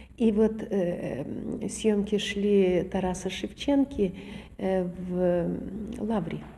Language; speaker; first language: Russian; native; Russian